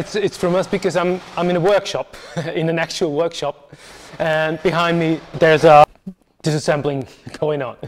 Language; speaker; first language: English; non-native, fluent; Hungarian